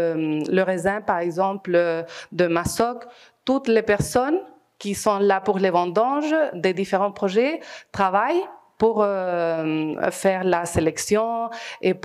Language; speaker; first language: French; non-native, fluent; Spanish